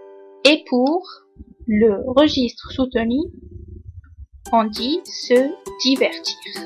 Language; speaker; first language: French; non-native, local second language; Arabic